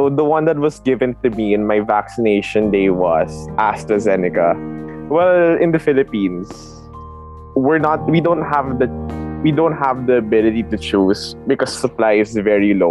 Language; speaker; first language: English; non-native, local second language; Filipino